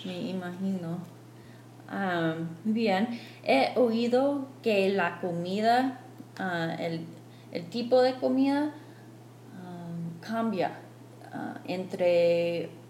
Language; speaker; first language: Spanish; non-native, fluent; English